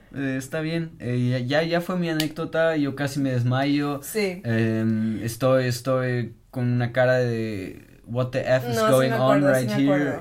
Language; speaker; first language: Spanish; non-native, fluent; German